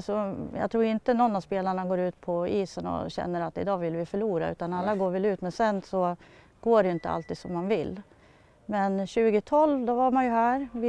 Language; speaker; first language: Swedish; native; Swedish